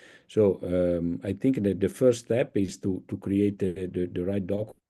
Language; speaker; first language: English; non-native, fluent; Italian